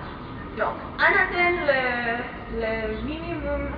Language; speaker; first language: French; non-native, fluent; Greek